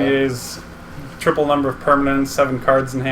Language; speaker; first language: English; native; English